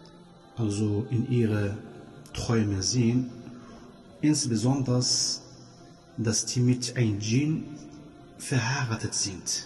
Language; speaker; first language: German; non-native, fluent; Arabic